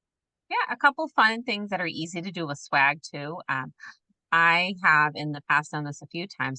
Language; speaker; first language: English; native; English